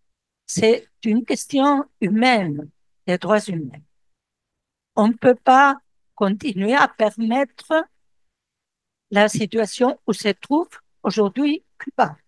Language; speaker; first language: French; non-native, fluent; Spanish